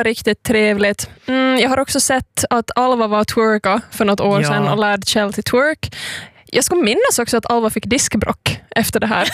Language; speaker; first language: Swedish; native; Swedish